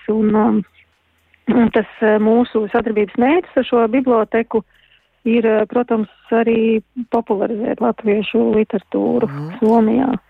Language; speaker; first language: Latvian; native; Latvian